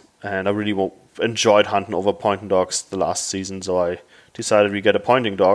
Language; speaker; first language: English; non-native, fluent; German